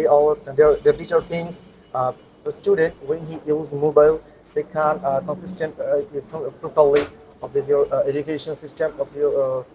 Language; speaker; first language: English; non-native, learner; Bangla